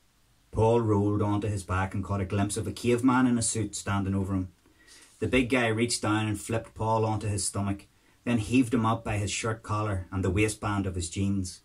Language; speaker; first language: English; native; English